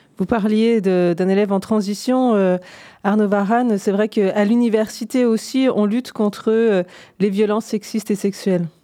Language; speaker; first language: French; native; French